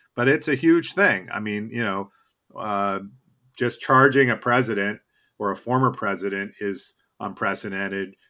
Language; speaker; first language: English; native; English